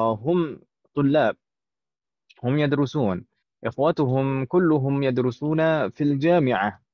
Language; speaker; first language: Arabic; non-native, fluent; Indonesian